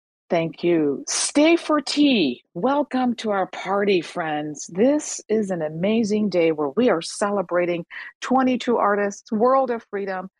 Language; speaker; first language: English; early bilingual, other home language; Persian